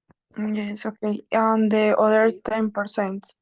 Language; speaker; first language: English; non-native, learner; Spanish